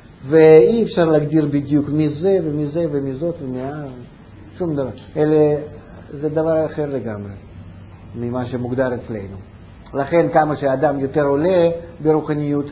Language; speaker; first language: Hebrew; non-native, fluent; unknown